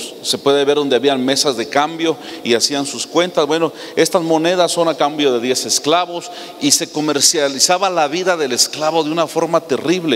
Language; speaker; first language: Spanish; native; Spanish